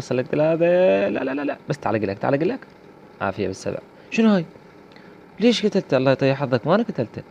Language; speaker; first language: Arabic; native; Arabic